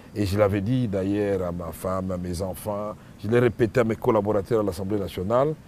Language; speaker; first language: French; non-native, local second language; Swahili